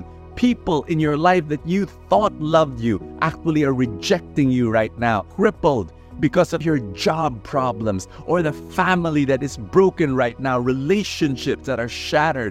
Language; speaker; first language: English; non-native, local second language; Filipino